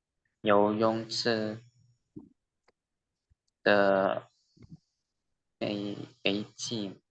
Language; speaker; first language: Chinese; non-native, learner; Indonesian